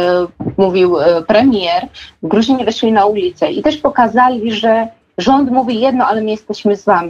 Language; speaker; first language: Polish; non-native, fluent; Georgian